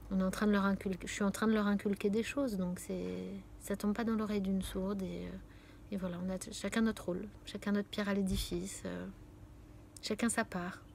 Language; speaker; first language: French; native; French